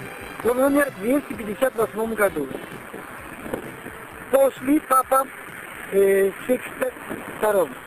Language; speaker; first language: Russian; non-native, learner; Italian